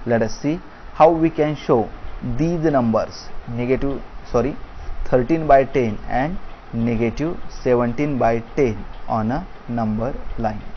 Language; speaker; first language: English; non-native, local second language; Marathi